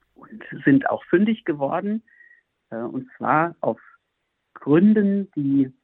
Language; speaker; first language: German; native; German